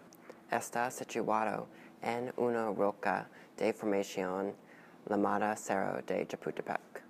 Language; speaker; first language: Spanish; non-native, learner; English